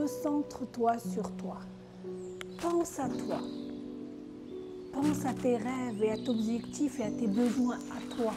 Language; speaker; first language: French; non-native, local second language; Arabic